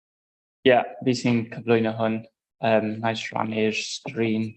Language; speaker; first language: Welsh; non-native, local second language; English